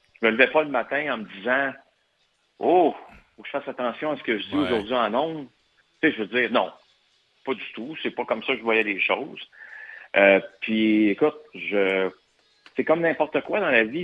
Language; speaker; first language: French; native; French